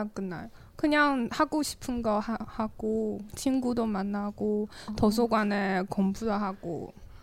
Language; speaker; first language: Korean; non-native, learner; Chinese